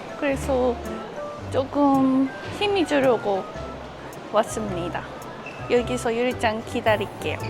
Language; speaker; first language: Korean; non-native, fluent; Japanese